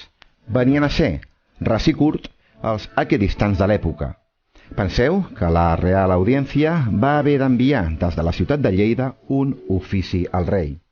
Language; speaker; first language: Catalan; native; Catalan